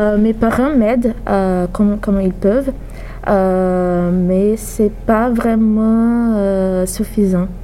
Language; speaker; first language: French; non-native, fluent; Portuguese